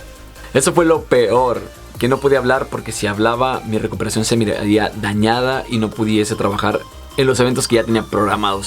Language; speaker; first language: Spanish; native; Spanish